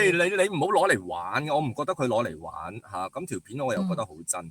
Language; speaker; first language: Cantonese; native; Cantonese